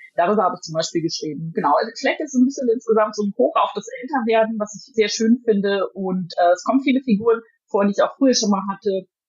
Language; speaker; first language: German; native; German